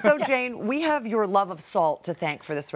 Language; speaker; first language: English; native; English